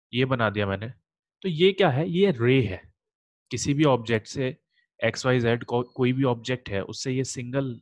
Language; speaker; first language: Hindi; native; Hindi